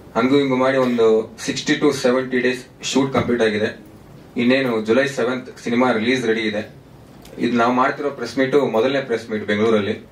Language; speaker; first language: Kannada; native; Kannada